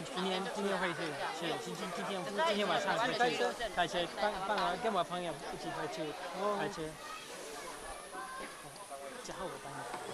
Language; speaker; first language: Chinese; non-native, learner; English